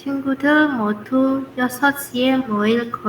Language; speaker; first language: Korean; non-native, learner; Indonesian